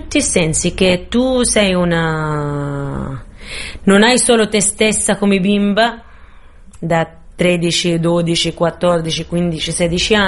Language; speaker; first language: Italian; non-native, fluent; Arabic